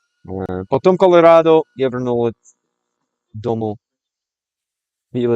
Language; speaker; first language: Russian; non-native, learner; English